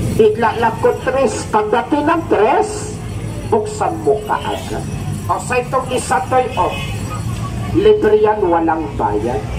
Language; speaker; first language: Filipino; non-native, local second language; Cebuano